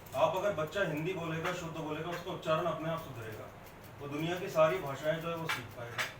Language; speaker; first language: Hindi; native; Hindi